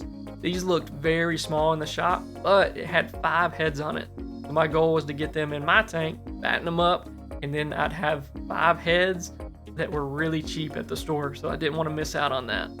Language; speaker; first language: English; native; English